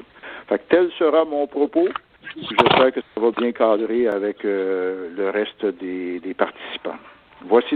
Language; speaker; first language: French; native; French